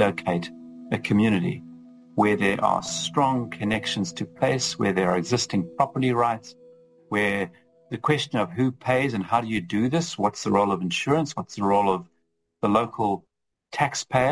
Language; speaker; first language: English; native; English